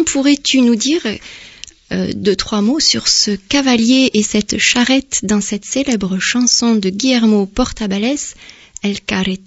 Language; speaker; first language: French; native; French